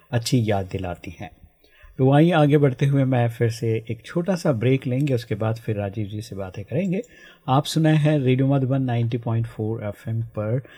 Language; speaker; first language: Hindi; native; Hindi